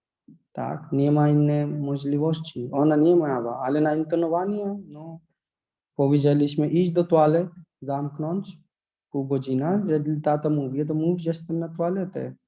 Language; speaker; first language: Polish; non-native, learner; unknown